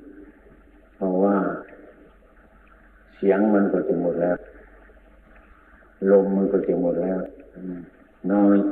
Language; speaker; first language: Thai; native; Thai